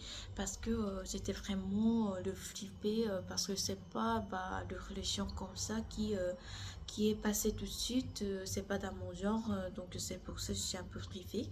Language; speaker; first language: French; non-native, learner; Korean